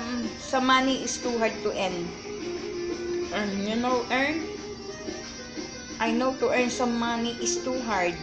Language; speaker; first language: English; non-native, learner; Filipino